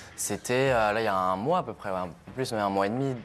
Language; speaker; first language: French; native; French